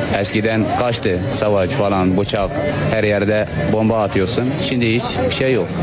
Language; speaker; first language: Turkish; non-native, learner; Arabic